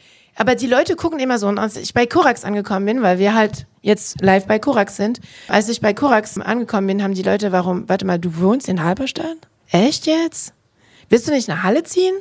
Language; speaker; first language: German; non-native, fluent; French